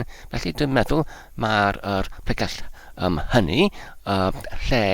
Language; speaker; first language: Welsh; non-native, learner; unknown